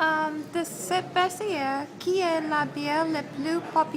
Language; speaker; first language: French; non-native, learner; English